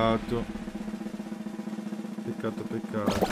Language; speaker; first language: Italian; native; Italian